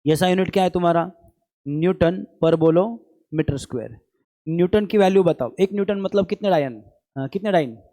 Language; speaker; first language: Hindi; non-native, local second language; Marathi